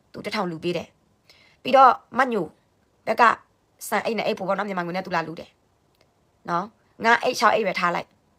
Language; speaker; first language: Burmese; non-native, local second language; S'gaw Karen